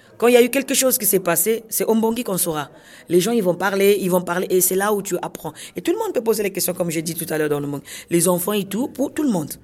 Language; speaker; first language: French; non-native, local second language; Kongo